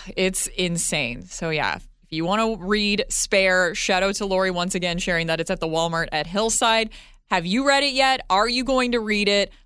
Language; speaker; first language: English; native; English